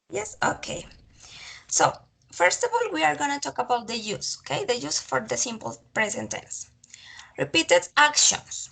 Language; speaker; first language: English; non-native, learner; Spanish